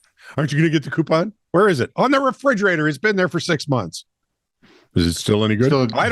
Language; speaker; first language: English; native; English